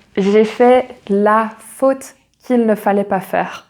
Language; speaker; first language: French; native; French